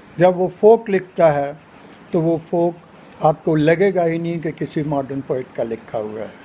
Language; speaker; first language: Hindi; non-native, local second language; Punjabi